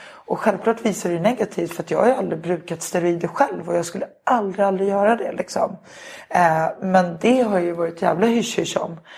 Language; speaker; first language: Swedish; native; Swedish